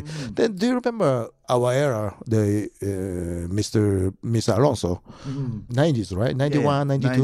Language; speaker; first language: English; non-native, learner; Japanese